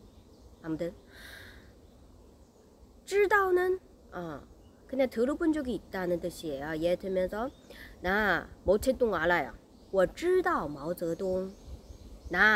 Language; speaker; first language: Korean; non-native, learner; Chinese